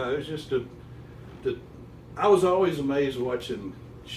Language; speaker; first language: English; native; English